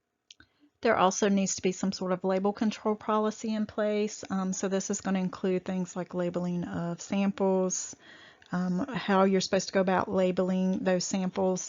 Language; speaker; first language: English; native; English